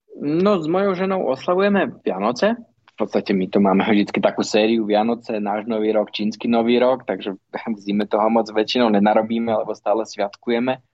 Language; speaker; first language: Slovak; native; Slovak